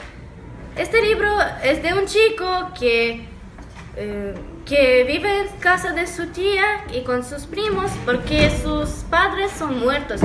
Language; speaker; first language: Spanish; non-native, learner; Russian